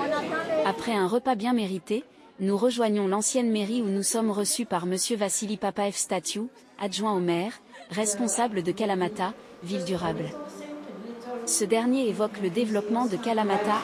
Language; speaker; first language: French; native; French